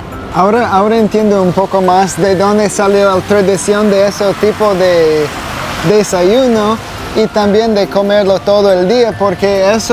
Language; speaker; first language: Spanish; non-native, learner; English